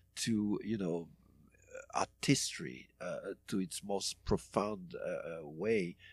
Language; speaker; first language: English; non-native, fluent; French